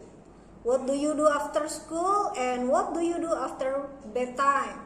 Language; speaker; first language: English; non-native, learner; Indonesian